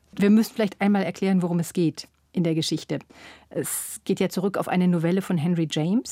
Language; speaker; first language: German; native; German